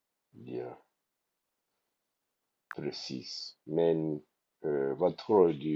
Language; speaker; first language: Swedish; non-native, learner; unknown